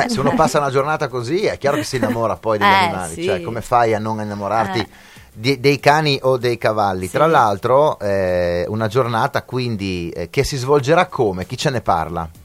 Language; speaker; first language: Italian; native; Italian